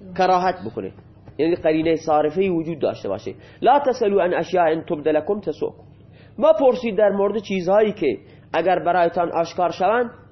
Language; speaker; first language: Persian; non-native, local second language; Baluchi